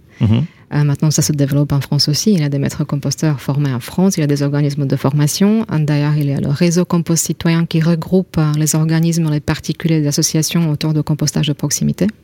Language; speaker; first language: French; non-native, fluent; Slovak